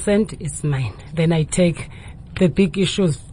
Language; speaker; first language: English; non-native, local second language; Xhosa